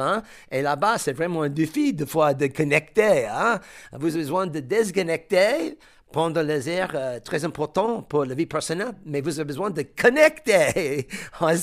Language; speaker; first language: French; non-native, fluent; English